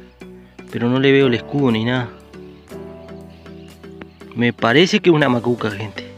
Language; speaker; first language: Spanish; native; Spanish